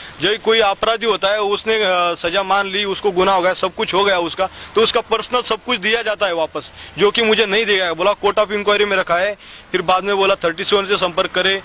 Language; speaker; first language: Hindi; non-native, local second language; Marathi